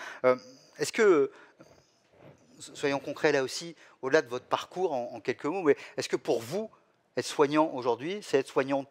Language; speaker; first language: French; native; French